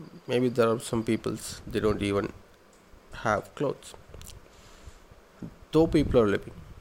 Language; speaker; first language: English; non-native, local second language; Tamil